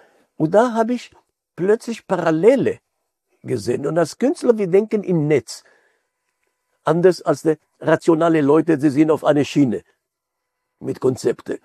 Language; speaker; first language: German; non-native, fluent; Hebrew